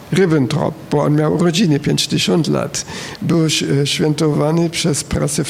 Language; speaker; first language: Polish; non-native, fluent; German